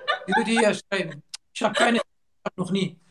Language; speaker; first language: German; non-native, learner; Turkish